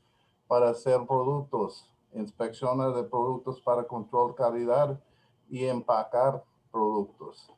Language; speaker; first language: Spanish; non-native, learner; English